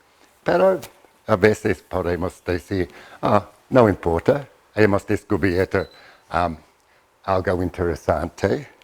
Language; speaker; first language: Spanish; non-native, fluent; English